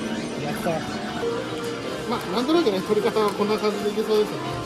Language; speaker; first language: Japanese; native; Japanese